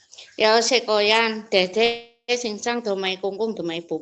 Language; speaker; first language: Cantonese; non-native, learner; Indonesian